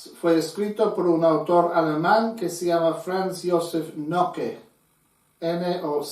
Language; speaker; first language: Spanish; non-native, fluent; English